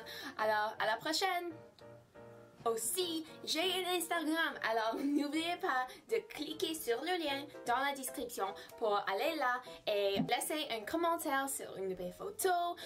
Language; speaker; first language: French; non-native, learner; English